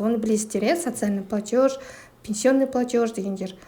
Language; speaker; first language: Russian; non-native, local second language; Kazakh